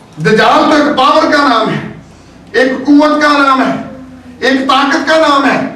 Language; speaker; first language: Urdu; non-native, local second language; Punjabi